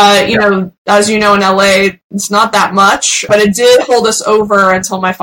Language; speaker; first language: English; early bilingual, other home language; Persian